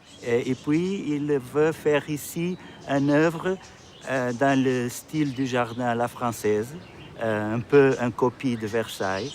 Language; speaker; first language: French; non-native, local second language; Portuguese